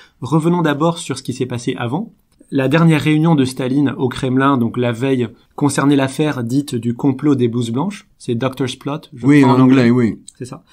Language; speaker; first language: French; native; French